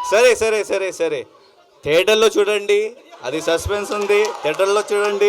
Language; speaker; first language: Telugu; non-native, local second language; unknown